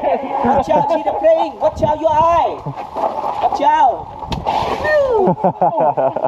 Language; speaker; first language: English; non-native, learner; Thai